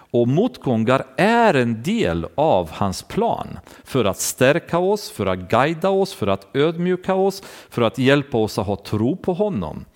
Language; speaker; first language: Swedish; non-native, fluent; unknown